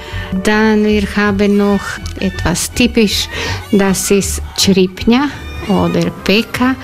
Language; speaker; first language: German; non-native, learner; Croatian